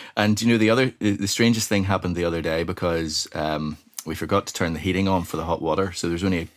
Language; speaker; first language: English; native; English